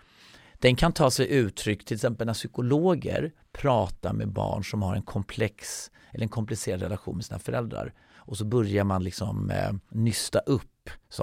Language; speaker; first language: Swedish; native; Swedish